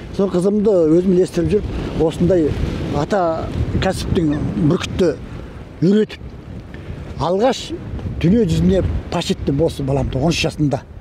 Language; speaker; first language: Kazakh; early bilingual, heritage; Kazakh